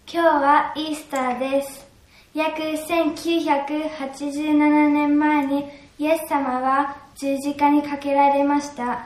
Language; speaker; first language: Japanese; early bilingual, heritage; Japanese